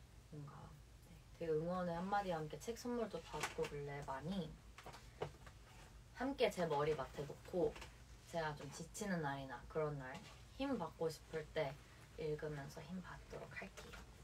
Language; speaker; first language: Korean; early bilingual, heritage; Korean